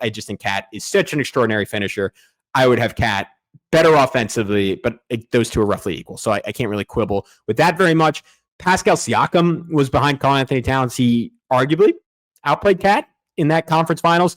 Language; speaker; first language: English; native; English